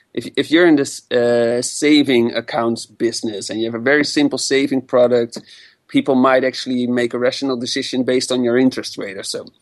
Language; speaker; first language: English; non-native, fluent; Dutch